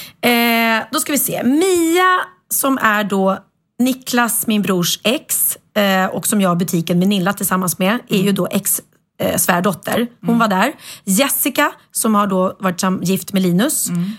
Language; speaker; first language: Swedish; native; Swedish